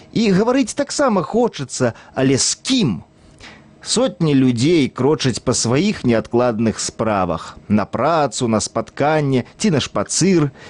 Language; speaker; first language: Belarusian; native; Belarusian